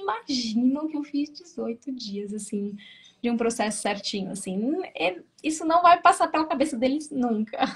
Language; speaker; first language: Portuguese; native; Portuguese